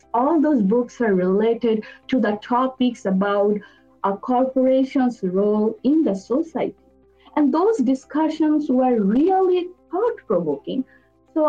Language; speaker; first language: English; non-native, local second language; Bangla